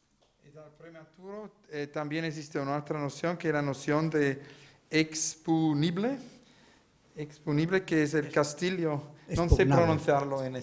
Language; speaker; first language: Spanish; non-native, learner; Italian